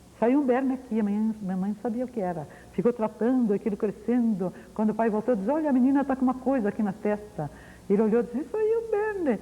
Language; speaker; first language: Portuguese; early bilingual, other home language; Ukrainian